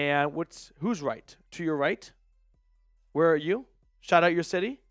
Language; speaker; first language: English; native; English